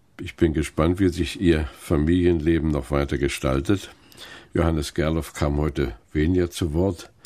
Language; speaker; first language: German; native; German